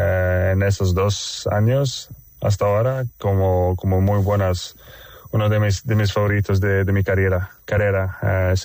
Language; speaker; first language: Spanish; non-native, fluent; Swedish